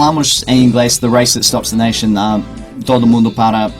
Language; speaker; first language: Portuguese; non-native, fluent; English